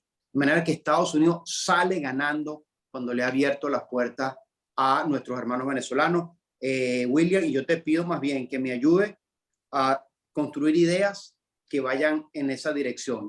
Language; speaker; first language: Spanish; native; Spanish